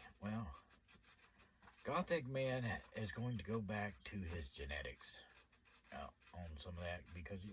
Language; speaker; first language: English; native; English